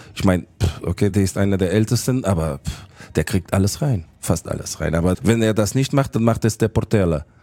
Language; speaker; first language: German; non-native, fluent; Portuguese